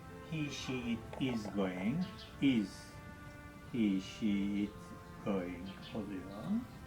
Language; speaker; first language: English; non-native, fluent; Turkish